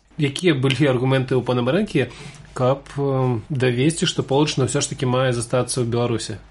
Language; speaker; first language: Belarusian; native; Belarusian